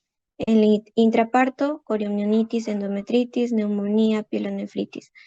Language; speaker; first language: Spanish; native; Spanish